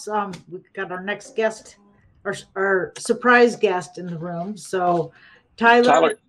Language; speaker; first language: English; native; English